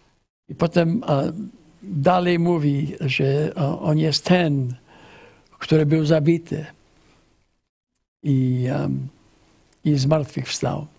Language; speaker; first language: Polish; early bilingual, heritage; English